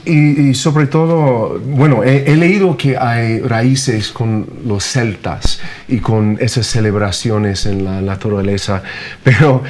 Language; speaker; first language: Spanish; non-native, fluent; English